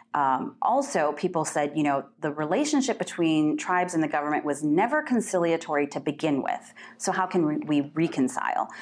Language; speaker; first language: English; native; English